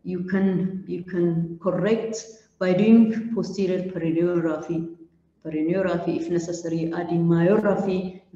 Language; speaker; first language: English; non-native, local second language; Amharic